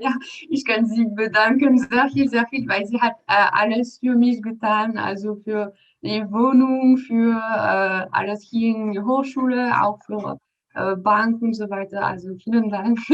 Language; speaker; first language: German; non-native, learner; French